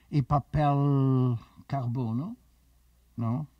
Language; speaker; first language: Portuguese; non-native, fluent; German